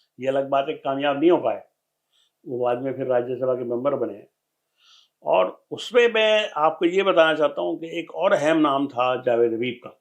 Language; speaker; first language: Urdu; native; Urdu